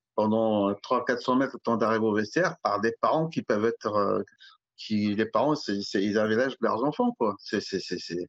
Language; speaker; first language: French; native; French